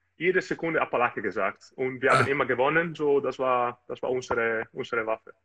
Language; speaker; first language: German; non-native, fluent; Italian